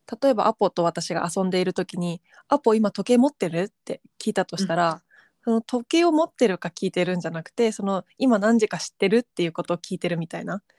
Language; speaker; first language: Japanese; native; Japanese